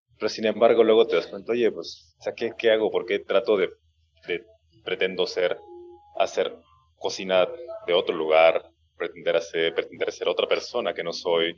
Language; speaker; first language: Spanish; native; Spanish